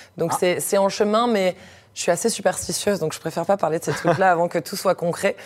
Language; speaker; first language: French; native; French